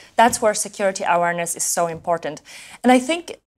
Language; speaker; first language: Dutch; non-native, learner; Polish